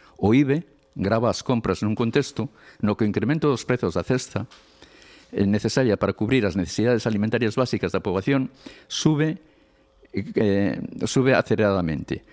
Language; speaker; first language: Galician; non-native, local second language; Spanish